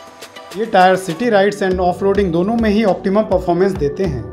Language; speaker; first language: Hindi; native; Hindi